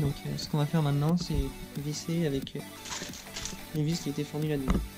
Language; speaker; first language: French; native; French